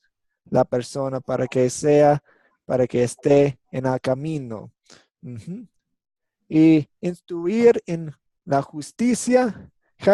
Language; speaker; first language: Spanish; non-native, fluent; English